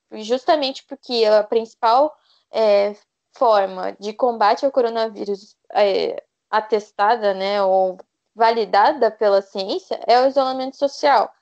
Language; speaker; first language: Portuguese; native; Portuguese